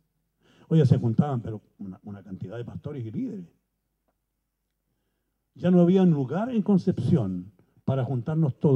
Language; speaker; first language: Spanish; native; Spanish